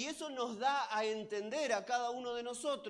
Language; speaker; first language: Spanish; native; Spanish